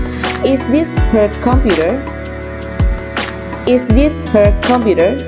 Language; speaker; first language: English; non-native, fluent; Indonesian